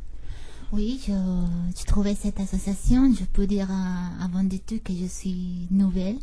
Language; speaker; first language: French; non-native, learner; Spanish